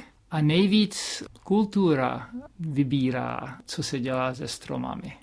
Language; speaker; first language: Czech; early bilingual, heritage; Czech